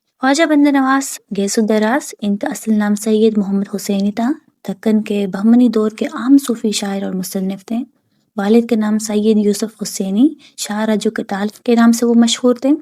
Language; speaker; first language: Urdu; native; Urdu